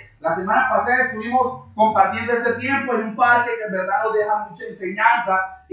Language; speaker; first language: Spanish; native; Spanish